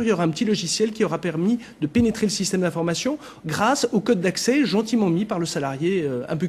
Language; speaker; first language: French; native; French